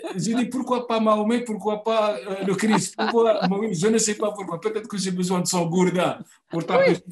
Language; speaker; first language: French; non-native, local second language; Arabic